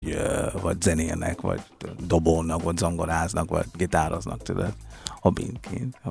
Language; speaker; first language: Hungarian; non-native, fluent; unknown